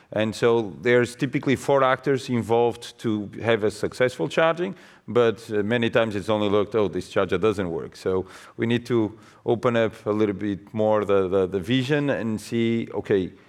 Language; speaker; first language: English; non-native, fluent; Portuguese